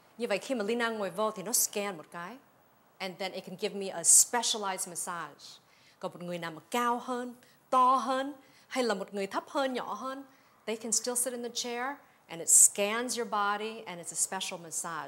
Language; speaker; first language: Vietnamese; early bilingual, heritage; Vietnamese